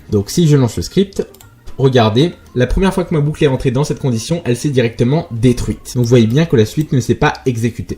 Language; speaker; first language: French; native; French